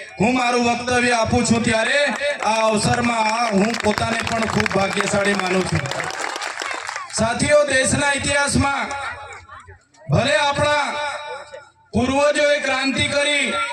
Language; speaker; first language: Gujarati; non-native, local second language; Vasavi